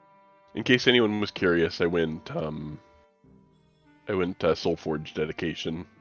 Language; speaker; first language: English; native; English